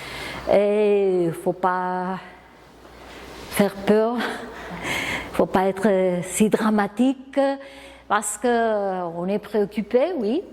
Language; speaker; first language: French; non-native, fluent; Spanish